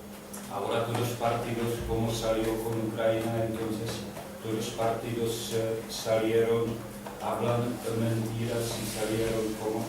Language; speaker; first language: Spanish; non-native, learner; Czech